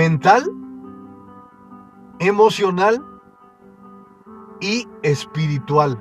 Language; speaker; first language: Spanish; native; Spanish